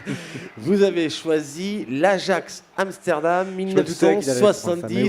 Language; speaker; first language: French; native; French